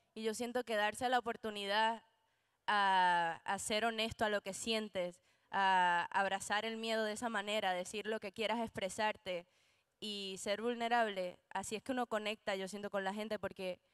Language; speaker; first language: Spanish; native; Spanish